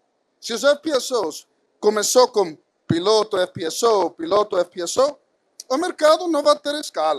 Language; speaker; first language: Portuguese; non-native, fluent; Spanish